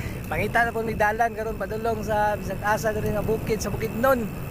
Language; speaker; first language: Filipino; non-native, local second language; Cebuano